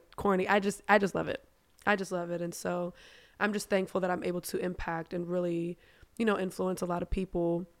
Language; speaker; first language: English; non-native, fluent; German